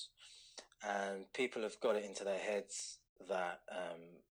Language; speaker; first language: English; native; English